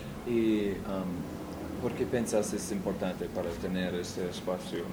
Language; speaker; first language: Spanish; non-native, learner; English